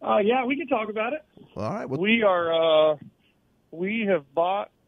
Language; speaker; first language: English; native; English